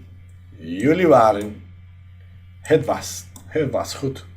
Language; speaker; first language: Dutch; non-native, learner; Spanish